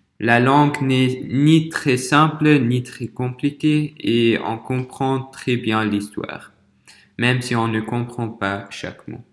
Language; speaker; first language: French; non-native, fluent; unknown